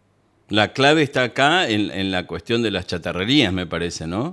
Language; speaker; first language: Spanish; native; Spanish